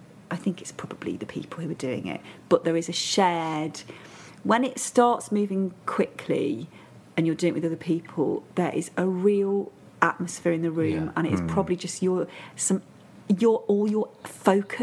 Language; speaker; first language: English; native; English